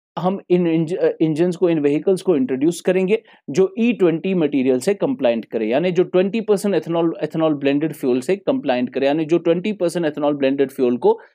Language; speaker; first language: Hindi; non-native, local second language; Kashmiri